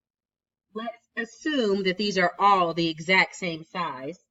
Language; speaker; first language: English; native; English